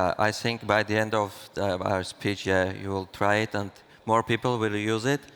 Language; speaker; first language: English; non-native, fluent; Armenian